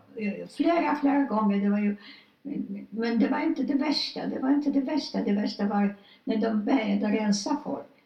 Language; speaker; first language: Swedish; non-native, fluent; Polish